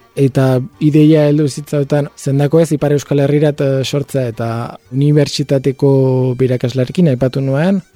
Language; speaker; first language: Basque; non-native, fluent; Spanish